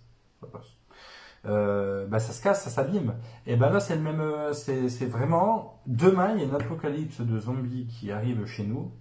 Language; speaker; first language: French; native; French